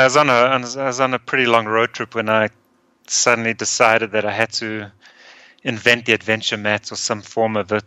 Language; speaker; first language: English; early bilingual, other home language; German